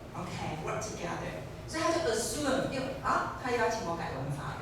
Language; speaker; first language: Chinese; native; Chinese